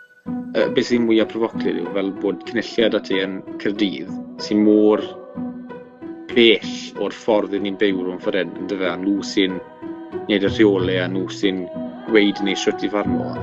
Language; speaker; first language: Welsh; native; Welsh